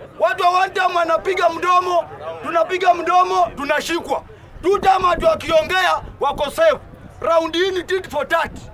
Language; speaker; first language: Swahili; native; Swahili